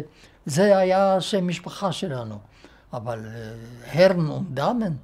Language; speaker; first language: Hebrew; non-native, fluent; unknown